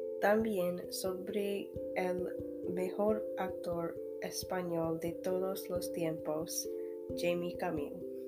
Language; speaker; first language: Spanish; non-native, learner; English